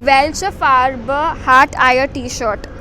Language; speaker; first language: German; non-native, learner; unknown